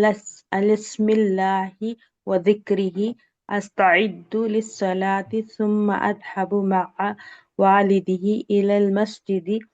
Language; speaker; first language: Arabic; non-native, learner; Urdu